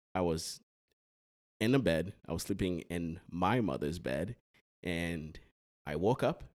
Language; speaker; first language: English; early bilingual, other home language; Haitian Creole